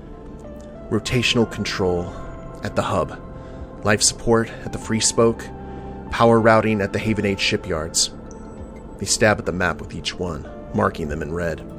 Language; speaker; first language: English; native; English